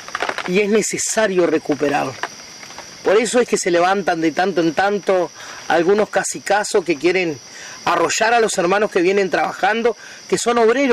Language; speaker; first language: Spanish; native; Spanish